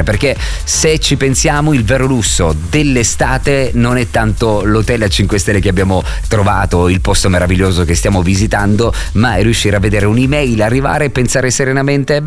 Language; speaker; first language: Italian; native; Italian